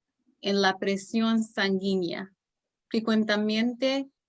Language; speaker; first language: Spanish; non-native, learner; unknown